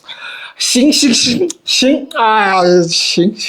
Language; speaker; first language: Chinese; non-native, fluent; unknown